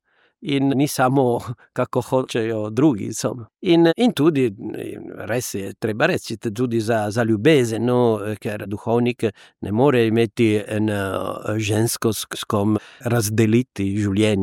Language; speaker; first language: Slovenian; non-native, learner; Italian